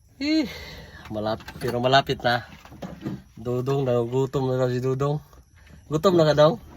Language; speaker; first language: Filipino; non-native, local second language; Cebuano